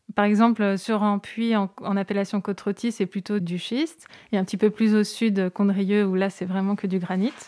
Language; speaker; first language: French; native; French